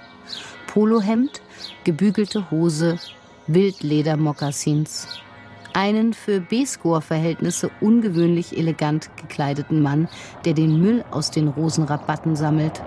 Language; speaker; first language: German; native; German